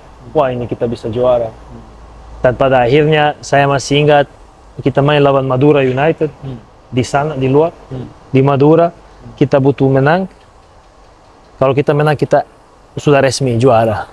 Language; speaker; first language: Indonesian; non-native, fluent; Serbian